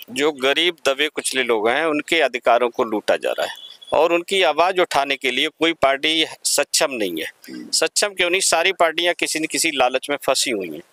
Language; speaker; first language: Hindi; native; Hindi